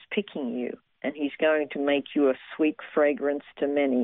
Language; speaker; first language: English; native; English